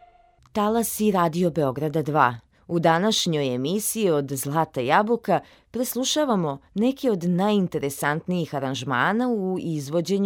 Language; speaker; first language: Serbian; native; Serbian